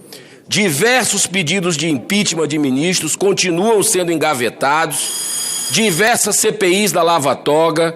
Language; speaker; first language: Portuguese; native; Portuguese